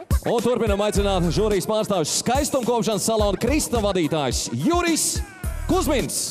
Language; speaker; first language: Latvian; native; Latvian